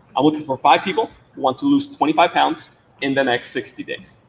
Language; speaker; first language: English; non-native, fluent; Spanish